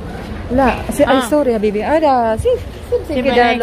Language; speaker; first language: Arabic; non-native, learner; Filipino